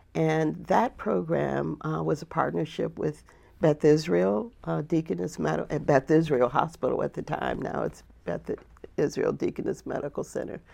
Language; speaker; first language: English; native; English